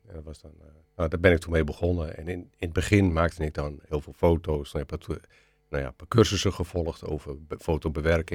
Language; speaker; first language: Dutch; native; Dutch